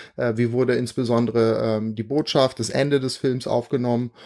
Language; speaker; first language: German; native; German